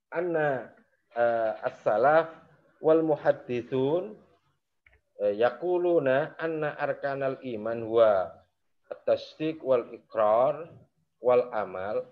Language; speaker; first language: Arabic; non-native, fluent; Indonesian